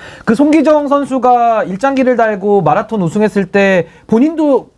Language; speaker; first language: Korean; native; Korean